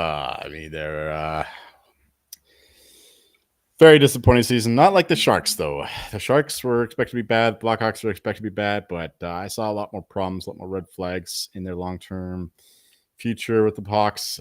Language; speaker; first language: English; native; English